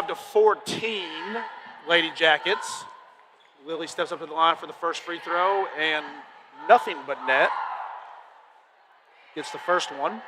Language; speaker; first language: English; native; English